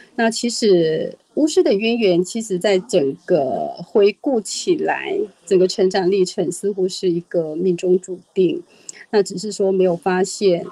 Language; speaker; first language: Chinese; non-native, local second language; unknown